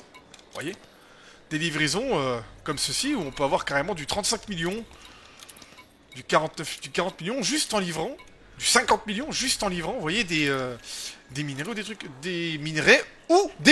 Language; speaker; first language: French; native; French